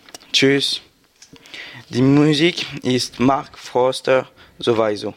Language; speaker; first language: German; non-native, learner; French